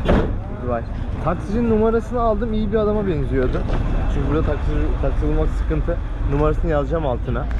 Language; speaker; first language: Turkish; native; Turkish